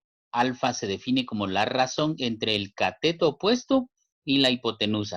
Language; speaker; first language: Spanish; native; Spanish